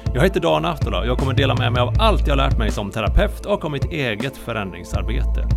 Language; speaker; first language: Swedish; native; Swedish